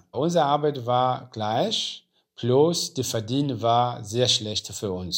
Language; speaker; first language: German; non-native, learner; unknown